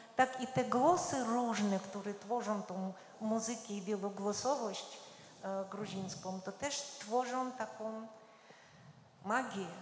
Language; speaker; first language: Polish; non-native, fluent; Georgian